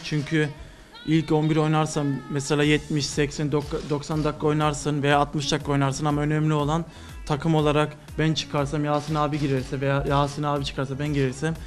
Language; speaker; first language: Turkish; early bilingual, other home language; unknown